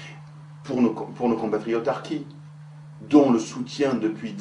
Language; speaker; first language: French; native; French